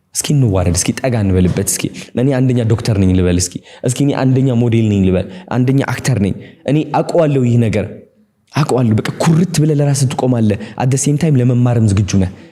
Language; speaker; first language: Amharic; non-native, local second language; Tigrinya